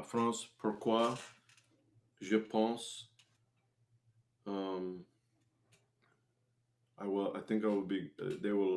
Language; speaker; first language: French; non-native, learner; English